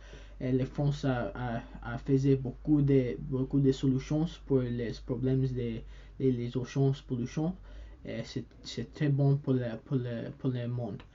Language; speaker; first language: French; non-native, learner; English